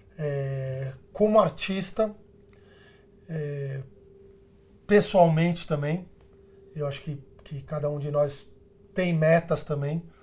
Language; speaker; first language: Portuguese; early bilingual, other home language; Spanish